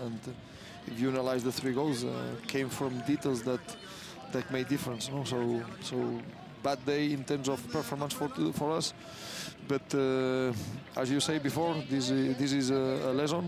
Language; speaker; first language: English; non-native, learner; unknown